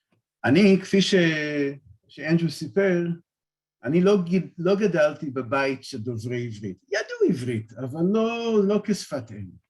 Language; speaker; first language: Hebrew; non-native, fluent; English